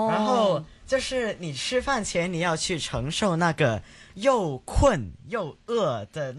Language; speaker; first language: Chinese; non-native, local second language; Cantonese